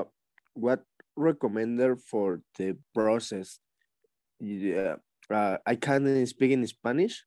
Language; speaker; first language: English; non-native, learner; Spanish